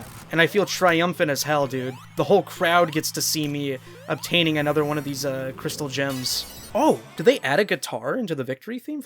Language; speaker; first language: English; native; English